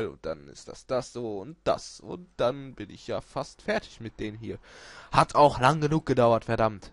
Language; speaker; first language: German; native; German